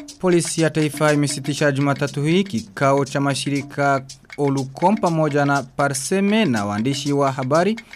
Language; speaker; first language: Swahili; non-native, local second language; Rundi